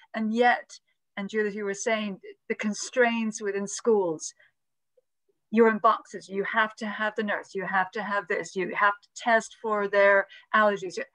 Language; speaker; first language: English; native; English